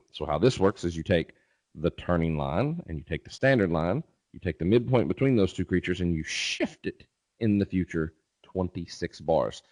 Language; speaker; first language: English; native; English